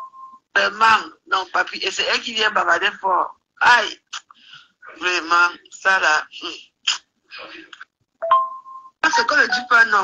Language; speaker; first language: French; native; French